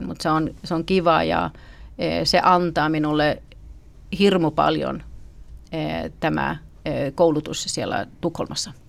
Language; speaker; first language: Finnish; early bilingual, heritage; Finnish